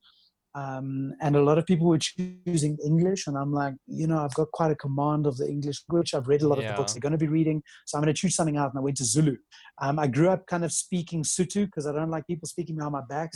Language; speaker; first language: English; native; English